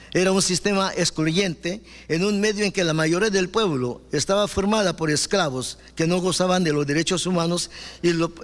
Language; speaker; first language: Spanish; non-native, local second language; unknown